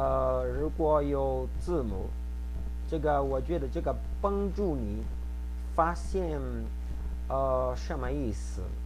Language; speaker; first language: Chinese; non-native, fluent; Portuguese